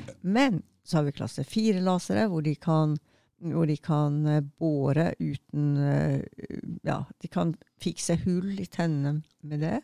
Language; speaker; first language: Norwegian; native; Norwegian